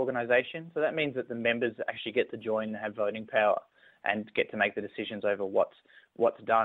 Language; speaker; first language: English; native; English